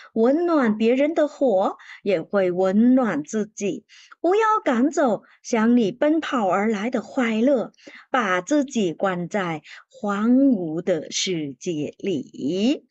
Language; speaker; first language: Chinese; non-native, fluent; Vietnamese